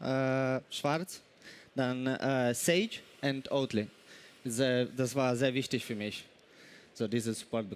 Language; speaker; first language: German; non-native, learner; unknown